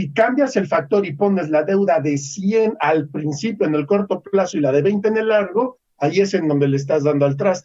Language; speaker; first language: Spanish; native; Spanish